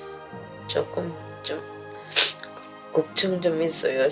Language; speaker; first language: Korean; non-native, learner; Vietnamese